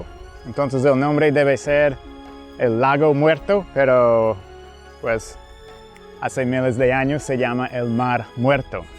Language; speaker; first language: Spanish; non-native, fluent; English